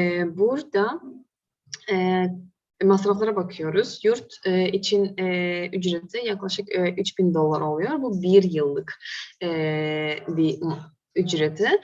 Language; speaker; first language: Turkish; non-native, fluent; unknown